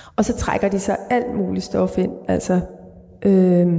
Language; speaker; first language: Danish; native; Danish